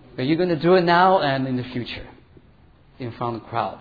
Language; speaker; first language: English; non-native, learner; Chinese